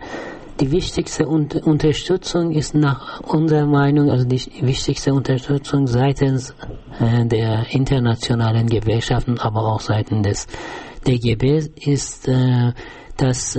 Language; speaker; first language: German; non-native, fluent; Persian